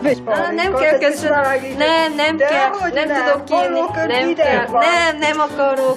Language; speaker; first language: Hungarian; non-native, learner; Korean